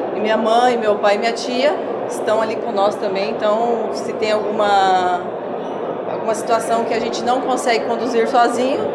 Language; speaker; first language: Portuguese; native; Portuguese